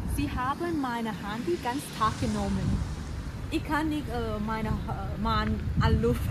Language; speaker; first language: German; non-native, learner; Thai